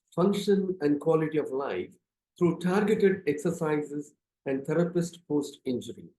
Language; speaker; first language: English; non-native, local second language; Tamil